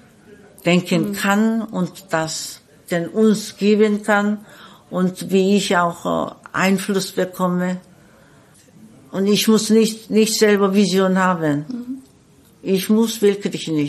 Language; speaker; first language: German; non-native, fluent; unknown